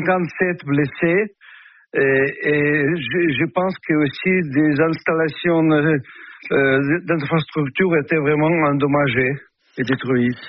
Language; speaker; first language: French; non-native, fluent; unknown